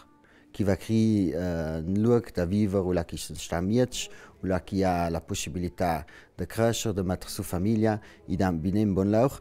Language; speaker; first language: Italian; non-native, local second language; Ladin